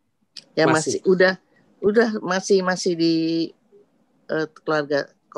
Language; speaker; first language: Indonesian; native; Indonesian